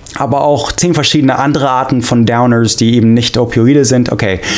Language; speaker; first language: German; non-native, fluent; English